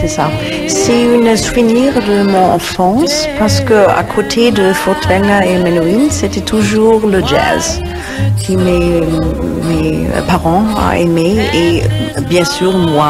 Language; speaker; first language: French; non-native, fluent; German